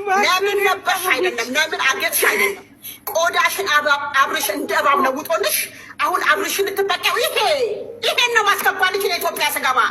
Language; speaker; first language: Amharic; native; Amharic